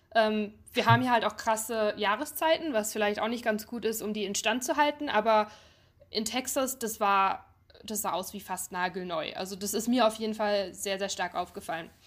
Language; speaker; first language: German; native; German